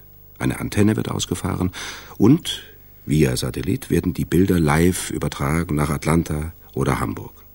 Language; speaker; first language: German; native; German